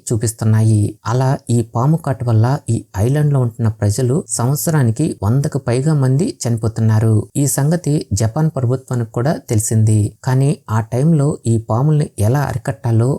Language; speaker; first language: Telugu; native; Telugu